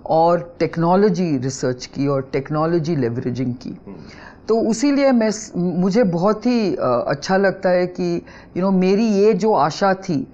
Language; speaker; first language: Hindi; non-native, local second language; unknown